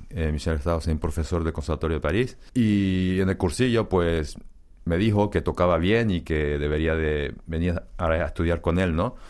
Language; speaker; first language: Spanish; early bilingual, other home language; Korean